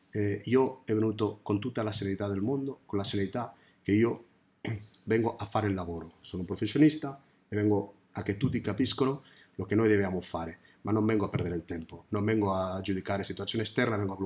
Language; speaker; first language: Italian; non-native, fluent; Spanish